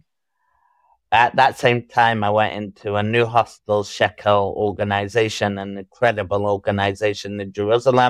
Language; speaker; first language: English; native; English